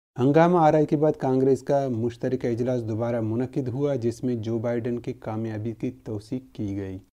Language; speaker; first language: Urdu; non-native, local second language; Baluchi